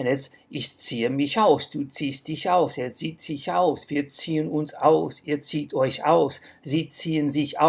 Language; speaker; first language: German; non-native, fluent; English